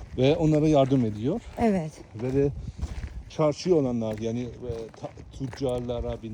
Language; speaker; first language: Turkish; non-native, learner; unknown